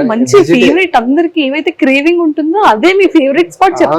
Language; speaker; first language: Telugu; native; Telugu